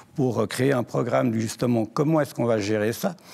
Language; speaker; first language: French; native; French